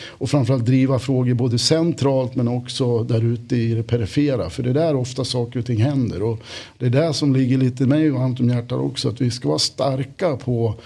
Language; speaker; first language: Swedish; native; Swedish